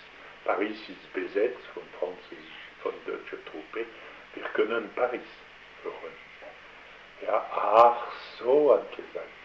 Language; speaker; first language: German; non-native, learner; French